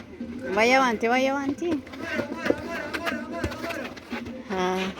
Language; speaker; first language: Italian; non-native, learner; Spanish